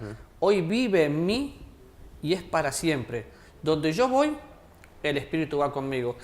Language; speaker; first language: Spanish; native; Spanish